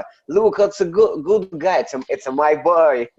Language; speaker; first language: English; non-native, learner; Russian